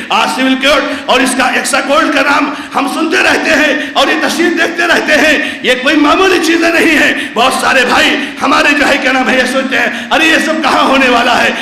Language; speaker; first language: Urdu; non-native, local second language; Konkani